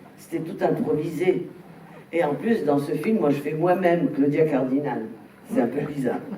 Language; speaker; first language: French; native; French